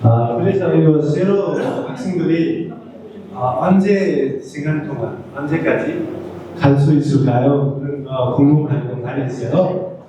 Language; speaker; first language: Korean; non-native, fluent; Nepali